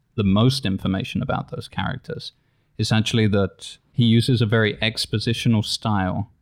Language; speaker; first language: English; native; English